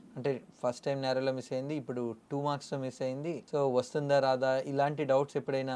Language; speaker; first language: Telugu; native; Telugu